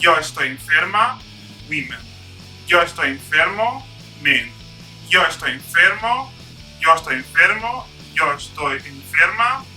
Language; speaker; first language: Spanish; non-native, fluent; Portuguese